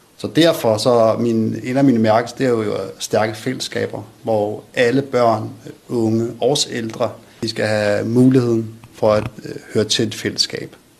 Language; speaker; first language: Danish; early bilingual, other home language; Kurdish